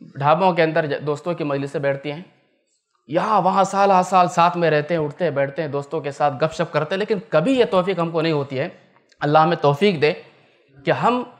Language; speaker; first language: Hindi; native; Hindi